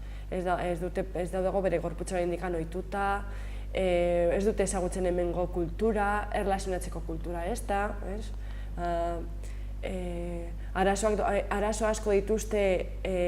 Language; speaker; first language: Basque; native; Basque